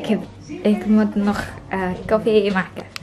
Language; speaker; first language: Dutch; non-native, learner; Filipino